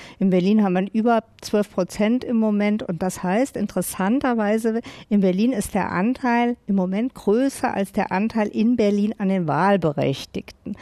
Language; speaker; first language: German; native; German